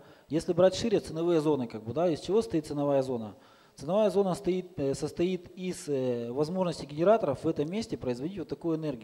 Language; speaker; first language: Russian; native; Russian